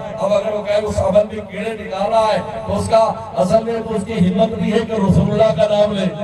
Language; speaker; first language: Urdu; non-native, local second language; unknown